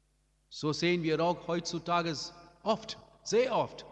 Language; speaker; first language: German; non-native, learner; Amharic